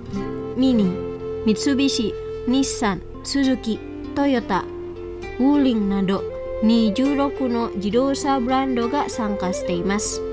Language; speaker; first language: Japanese; non-native, fluent; Indonesian